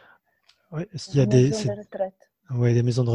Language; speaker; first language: French; native; French